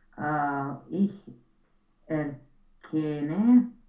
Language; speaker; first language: German; non-native, learner; Romanian